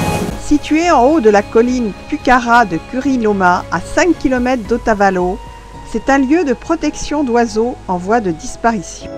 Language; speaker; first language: French; native; French